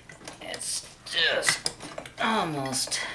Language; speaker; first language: English; native; English